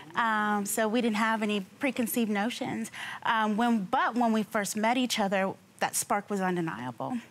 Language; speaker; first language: English; native; English